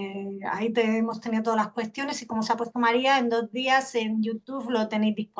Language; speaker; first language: Spanish; native; Spanish